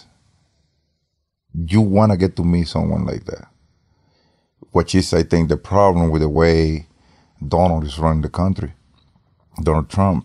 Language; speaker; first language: English; non-native, fluent; Spanish